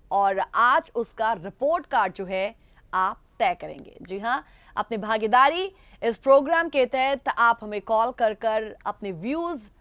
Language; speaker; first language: Hindi; native; Hindi